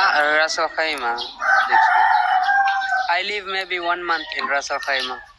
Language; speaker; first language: English; non-native, learner; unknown